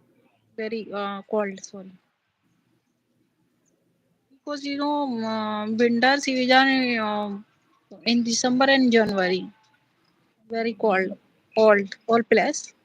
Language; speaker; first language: English; non-native, learner; Hindi